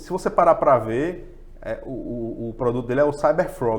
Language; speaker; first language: Portuguese; native; Portuguese